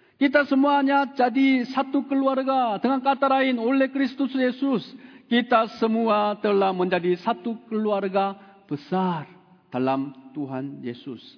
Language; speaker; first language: Indonesian; non-native, fluent; Korean